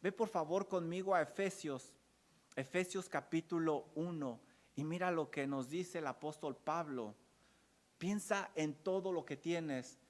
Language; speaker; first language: Spanish; native; Spanish